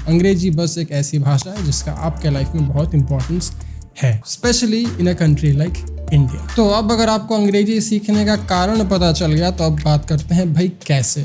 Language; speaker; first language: Hindi; non-native, local second language; Bangla